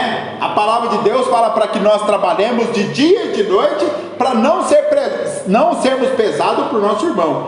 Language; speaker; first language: Portuguese; native; Portuguese